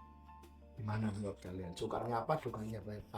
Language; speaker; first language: Indonesian; native; Indonesian